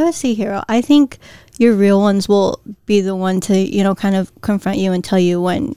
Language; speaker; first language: English; early bilingual, other home language; Filipino